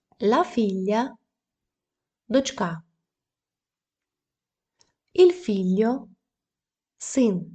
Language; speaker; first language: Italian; non-native, fluent; Ukrainian